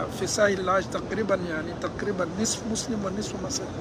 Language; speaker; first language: Arabic; non-native, learner; Bambara